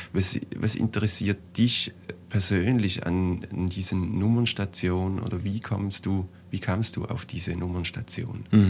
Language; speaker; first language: German; native; German